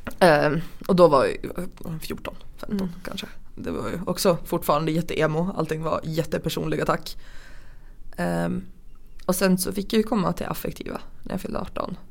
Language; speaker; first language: Swedish; native; Swedish